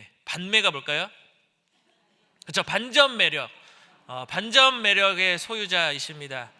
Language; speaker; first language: Korean; native; Korean